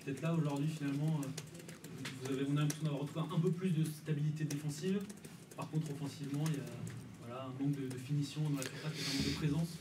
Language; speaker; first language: French; native; French